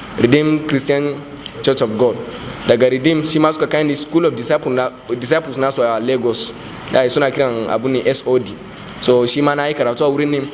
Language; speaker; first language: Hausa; non-native, local second language; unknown